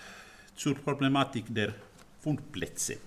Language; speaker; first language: German; non-native, fluent; Finnish